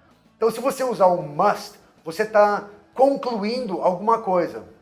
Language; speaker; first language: Portuguese; non-native, fluent; English